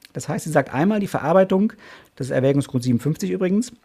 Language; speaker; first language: German; native; German